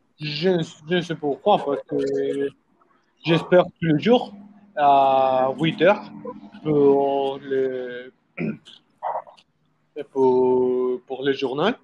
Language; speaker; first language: French; non-native, learner; Spanish